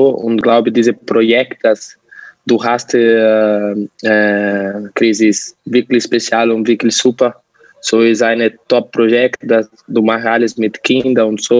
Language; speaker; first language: German; non-native, learner; Portuguese